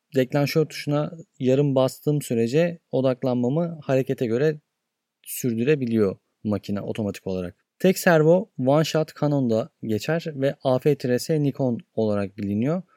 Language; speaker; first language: Turkish; native; Turkish